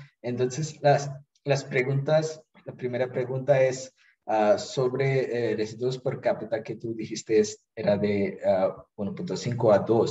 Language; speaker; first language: Spanish; non-native, fluent; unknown